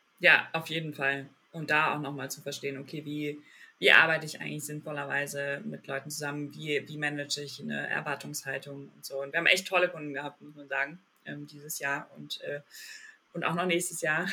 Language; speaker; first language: German; native; German